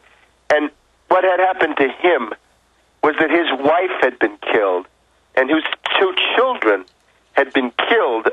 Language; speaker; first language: English; native; English